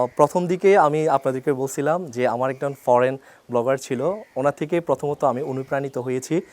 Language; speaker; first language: Bangla; non-native, local second language; Chakma